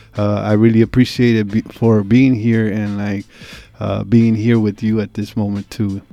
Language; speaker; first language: English; early bilingual, other home language; Spanish